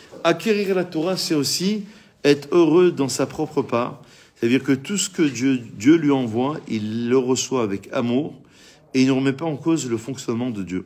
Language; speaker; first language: French; native; French